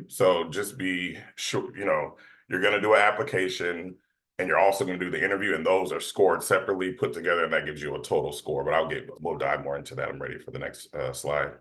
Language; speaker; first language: English; native; English